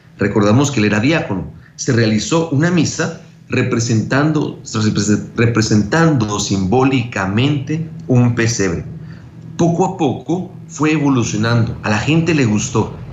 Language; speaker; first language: Spanish; native; Spanish